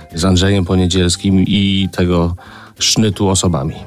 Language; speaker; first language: Polish; native; Polish